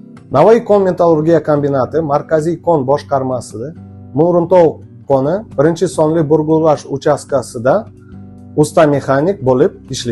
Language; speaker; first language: Uzbek; non-native, local second language; Russian